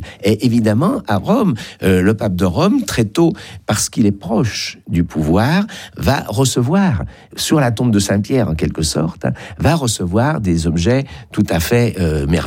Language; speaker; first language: French; native; French